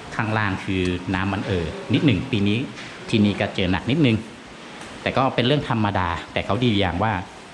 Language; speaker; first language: Thai; native; Thai